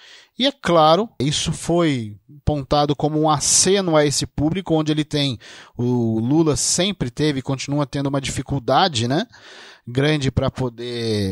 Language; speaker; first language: Portuguese; native; Portuguese